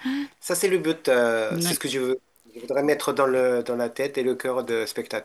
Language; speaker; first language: French; non-native, fluent; Japanese